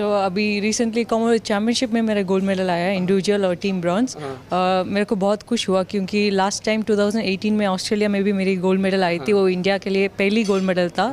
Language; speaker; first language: Hindi; non-native, local second language; Tamil